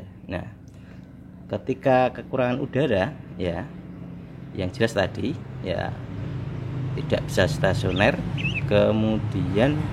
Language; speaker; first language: Indonesian; native; Indonesian